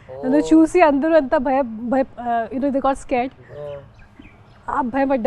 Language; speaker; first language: Telugu; non-native, local second language; Hindi